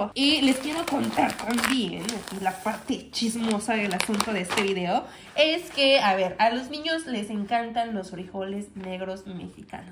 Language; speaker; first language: Spanish; native; Spanish